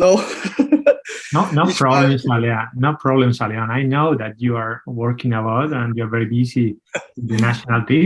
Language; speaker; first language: English; non-native, fluent; Spanish